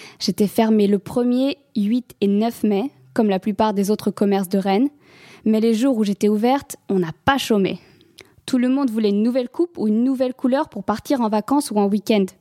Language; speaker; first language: French; native; French